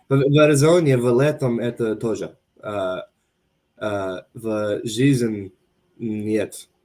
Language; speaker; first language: Russian; non-native, learner; English